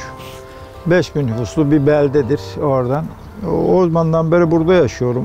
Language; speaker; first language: Turkish; native; Turkish